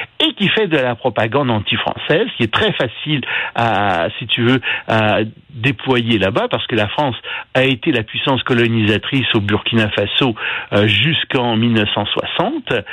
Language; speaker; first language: French; native; French